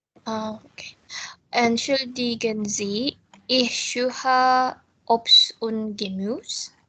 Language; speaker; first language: German; non-native, learner; Indonesian